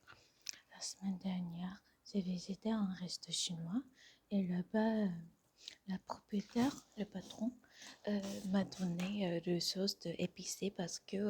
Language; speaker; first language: French; non-native, fluent; Korean